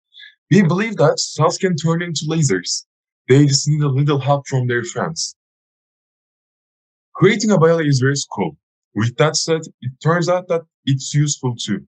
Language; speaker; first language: English; non-native, fluent; Turkish